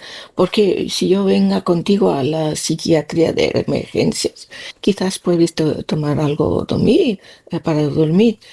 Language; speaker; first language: Spanish; non-native, learner; Danish